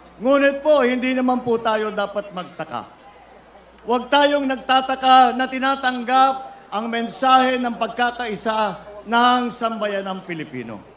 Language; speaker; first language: Filipino; native; Filipino